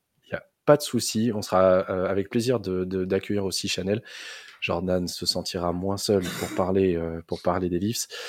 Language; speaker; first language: French; native; French